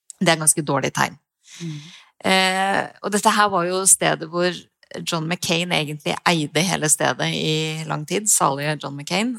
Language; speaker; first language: Norwegian; native; Norwegian